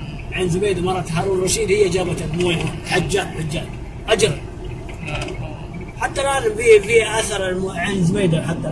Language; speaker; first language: Arabic; non-native, fluent; Indonesian